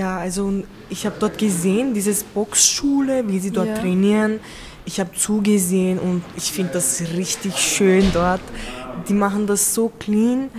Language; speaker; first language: German; early bilingual, other home language; Turkish